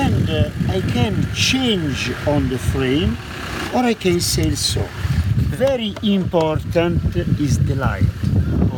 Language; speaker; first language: English; non-native, learner; Italian